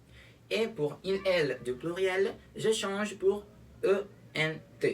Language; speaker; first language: French; non-native, fluent; Spanish